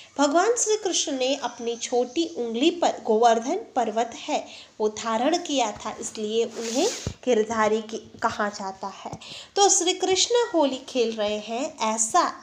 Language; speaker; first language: Hindi; non-native, local second language; Gujarati